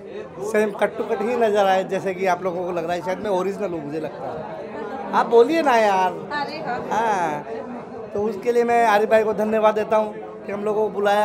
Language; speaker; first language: Hindi; native; Hindi